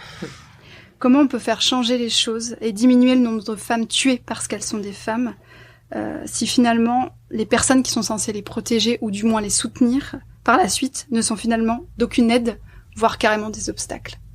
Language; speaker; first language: French; native; French